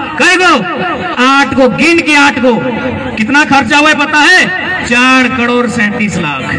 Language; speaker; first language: Hindi; non-native, local second language; Magahi